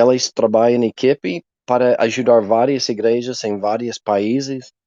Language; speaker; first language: Portuguese; non-native, learner; English